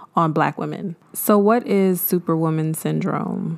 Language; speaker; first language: English; early bilingual, other home language; Haitian Creole